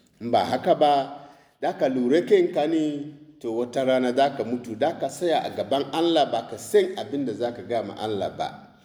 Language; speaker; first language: Hausa; non-native, local second language; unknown